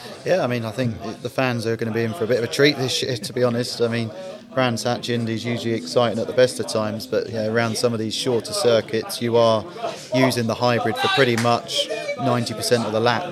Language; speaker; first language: English; native; English